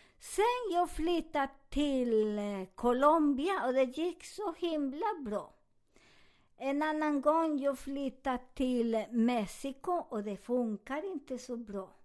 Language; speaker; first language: Swedish; non-native, learner; Spanish